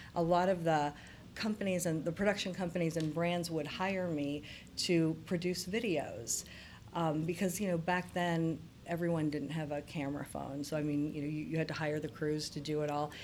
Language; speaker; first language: English; native; English